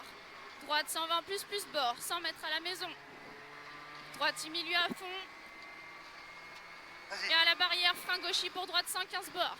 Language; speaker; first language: French; native; French